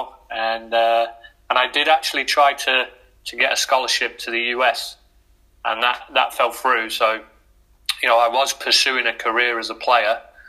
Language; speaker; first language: English; native; English